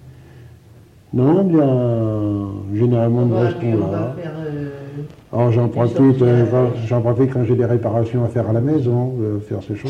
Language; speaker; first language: French; native; French